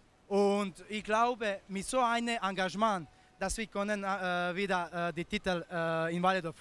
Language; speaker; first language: German; non-native, fluent; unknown